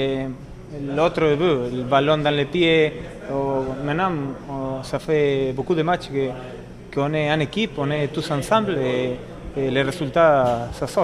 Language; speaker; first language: French; non-native, learner; Spanish